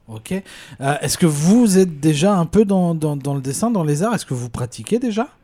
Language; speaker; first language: French; native; French